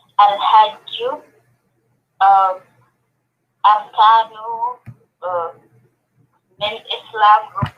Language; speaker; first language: Arabic; non-native, learner; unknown